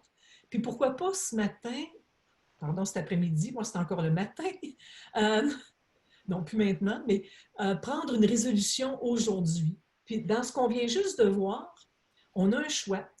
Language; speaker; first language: French; native; French